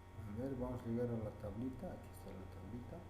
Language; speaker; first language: Spanish; native; Spanish